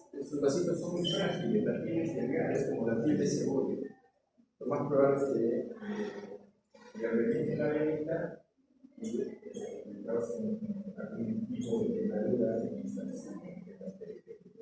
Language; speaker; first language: Spanish; native; Spanish